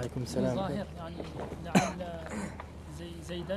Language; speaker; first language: Arabic; non-native, learner; French